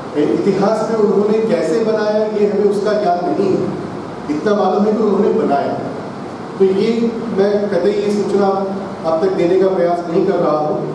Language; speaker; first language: Hindi; non-native, local second language; Tamil